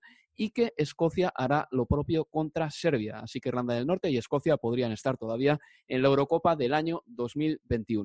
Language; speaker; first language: Spanish; native; Spanish